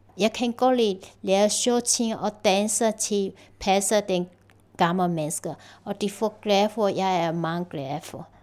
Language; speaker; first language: Danish; non-native, learner; Chinese